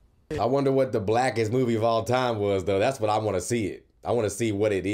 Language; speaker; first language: English; native; English